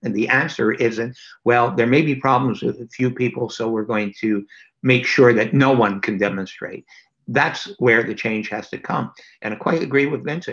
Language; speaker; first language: English; native; English